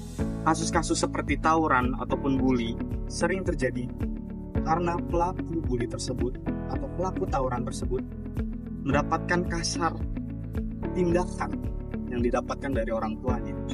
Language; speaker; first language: Indonesian; native; Indonesian